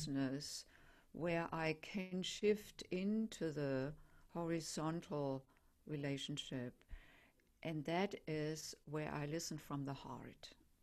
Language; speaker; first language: English; non-native, fluent; German